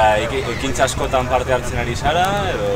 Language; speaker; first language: Basque; native; Basque